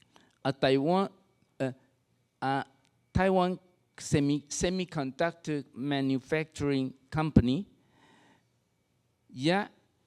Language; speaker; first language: Portuguese; non-native, fluent; Chinese